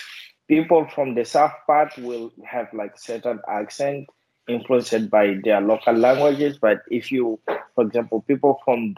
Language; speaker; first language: English; non-native, fluent; Portuguese